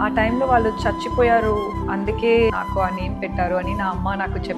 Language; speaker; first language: Telugu; non-native, local second language; Tamil